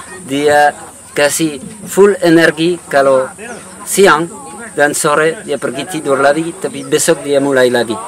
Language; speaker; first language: Indonesian; non-native, learner; French